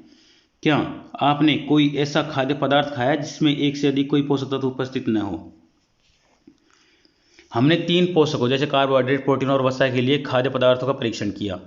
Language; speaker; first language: Hindi; native; Hindi